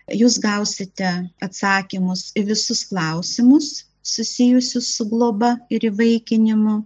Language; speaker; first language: Lithuanian; native; Lithuanian